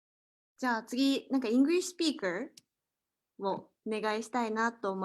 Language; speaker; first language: Japanese; native; Japanese